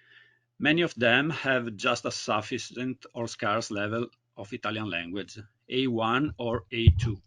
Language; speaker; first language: English; non-native, learner; Italian